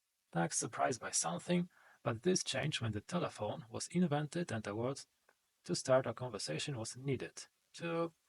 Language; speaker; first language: English; non-native, fluent; Polish